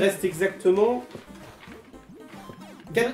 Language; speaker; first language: French; native; French